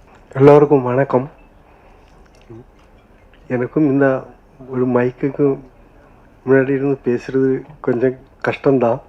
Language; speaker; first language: Tamil; non-native, learner; Malayalam